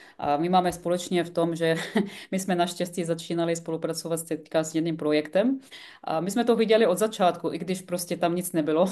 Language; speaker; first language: Czech; non-native, fluent; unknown